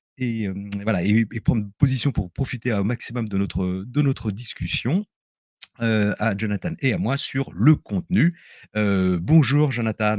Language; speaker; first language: French; native; French